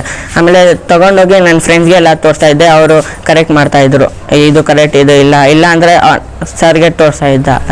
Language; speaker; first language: Kannada; non-native, local second language; Urdu